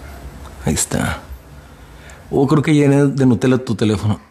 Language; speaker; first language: Spanish; native; Spanish